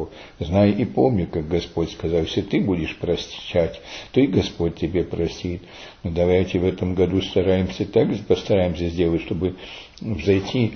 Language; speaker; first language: Russian; early bilingual, heritage; Russian